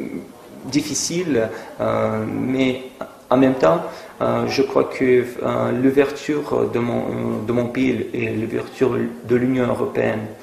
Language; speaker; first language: French; non-native, fluent; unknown